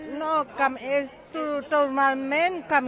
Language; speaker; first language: Catalan; non-native, local second language; Spanish